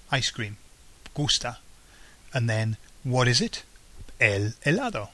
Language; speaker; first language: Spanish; non-native, fluent; English